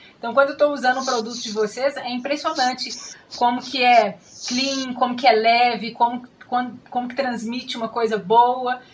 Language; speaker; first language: Portuguese; native; Portuguese